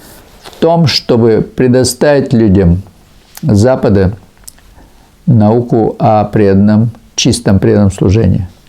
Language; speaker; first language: Russian; native; Russian